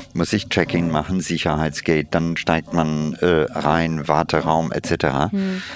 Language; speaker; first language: German; non-native, fluent; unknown